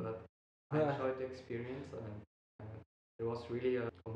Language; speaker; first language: English; non-native, fluent; German